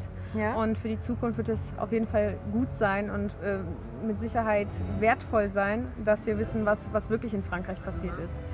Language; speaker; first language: German; native; German